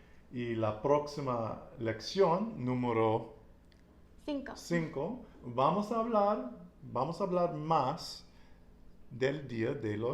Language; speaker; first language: Spanish; non-native, learner; English